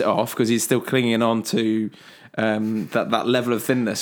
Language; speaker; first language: English; native; English